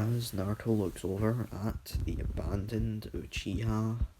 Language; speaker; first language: English; native; English